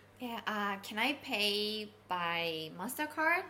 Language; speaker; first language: English; non-native, learner; Japanese